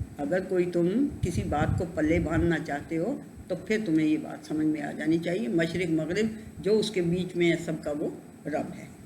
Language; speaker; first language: Urdu; non-native, local second language; Punjabi